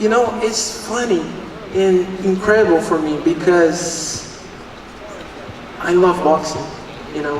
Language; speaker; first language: English; non-native, learner; Portuguese